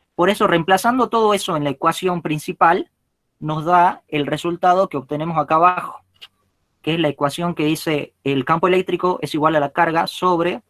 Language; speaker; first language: Spanish; native; Spanish